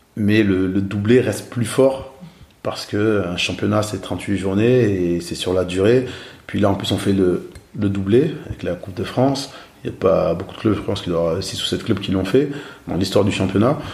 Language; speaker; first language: French; native; French